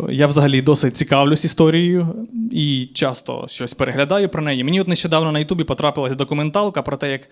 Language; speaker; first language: Ukrainian; native; Ukrainian